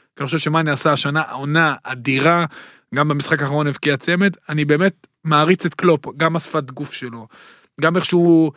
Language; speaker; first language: Hebrew; native; Hebrew